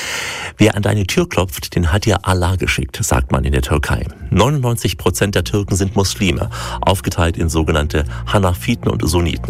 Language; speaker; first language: German; native; German